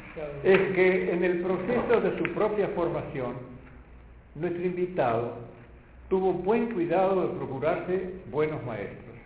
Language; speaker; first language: Spanish; native; Spanish